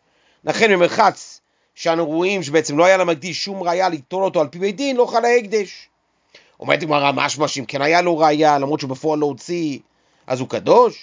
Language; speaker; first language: Hebrew; native; Hebrew